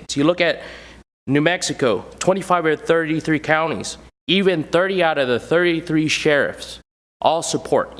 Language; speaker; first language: English; native; English